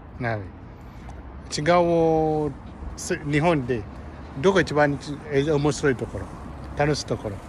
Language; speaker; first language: Japanese; non-native, learner; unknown